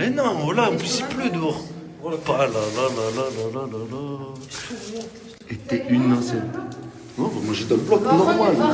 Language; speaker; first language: French; native; French